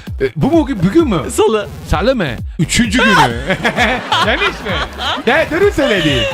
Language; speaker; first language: Turkish; non-native, learner; Italian